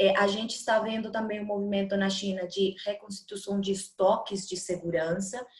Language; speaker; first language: Portuguese; non-native, fluent; Spanish